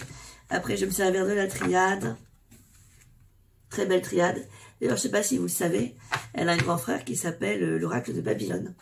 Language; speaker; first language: French; native; French